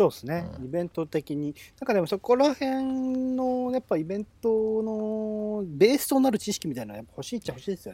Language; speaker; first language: Japanese; native; Japanese